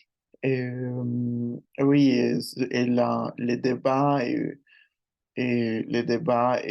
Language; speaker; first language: French; non-native, learner; Spanish